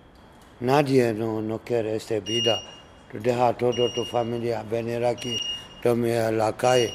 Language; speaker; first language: Spanish; non-native, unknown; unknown